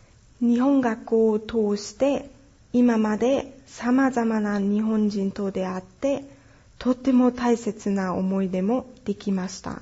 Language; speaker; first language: Japanese; non-native, fluent; German